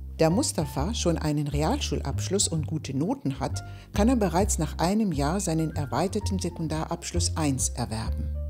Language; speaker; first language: German; non-native, fluent; Greek